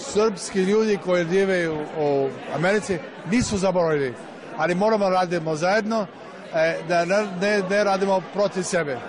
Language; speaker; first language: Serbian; early bilingual, heritage; English